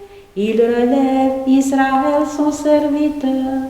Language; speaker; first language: French; native; French